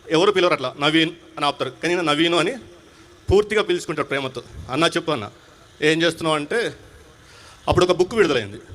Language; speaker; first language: Telugu; non-native, local second language; Urdu